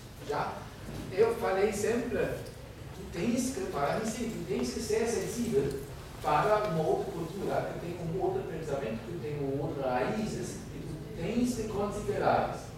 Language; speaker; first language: Portuguese; non-native, fluent; German